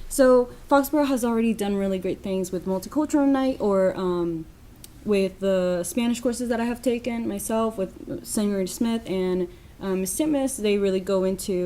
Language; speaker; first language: English; non-native, fluent; Spanish